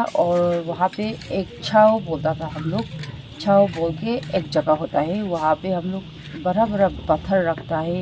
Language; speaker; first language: Hindi; non-native, local second language; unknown